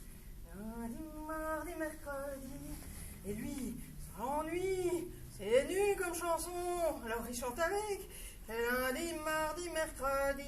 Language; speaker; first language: French; native; French